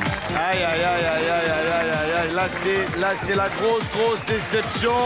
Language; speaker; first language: French; native; French